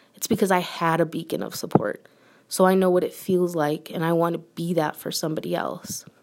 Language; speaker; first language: English; native; English